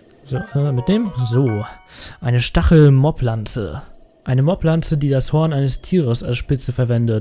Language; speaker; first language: German; native; German